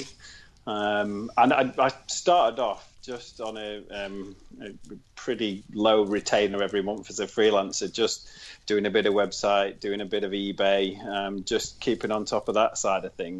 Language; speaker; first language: English; native; English